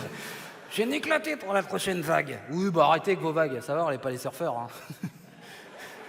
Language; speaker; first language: French; native; French